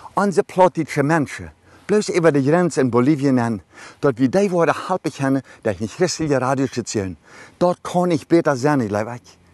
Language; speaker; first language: German; early bilingual, other home language; Low German